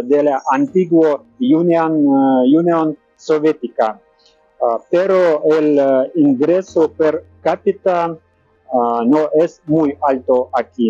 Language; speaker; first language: Spanish; non-native, learner; Russian